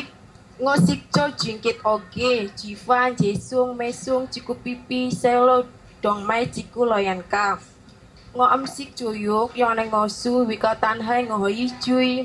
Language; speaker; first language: Cantonese; non-native, learner; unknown